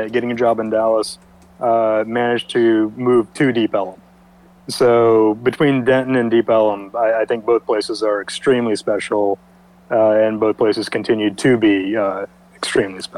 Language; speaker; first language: English; native; English